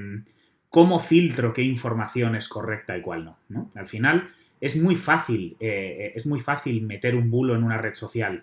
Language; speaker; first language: Spanish; native; Spanish